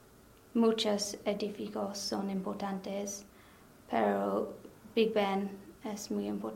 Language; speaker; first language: Spanish; non-native, learner; English